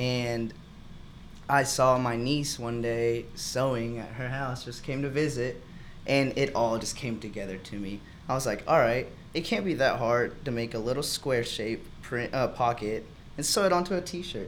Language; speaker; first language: English; non-native, fluent; Spanish